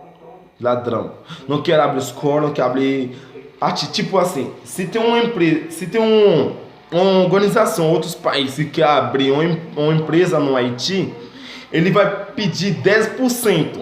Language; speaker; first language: Portuguese; non-native, fluent; Haitian Creole